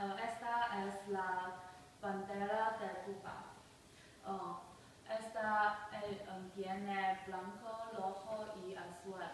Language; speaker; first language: Spanish; non-native, learner; English